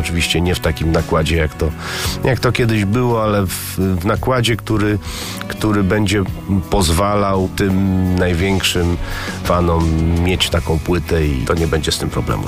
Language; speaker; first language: Polish; native; Polish